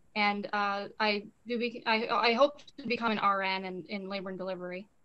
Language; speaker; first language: English; native; English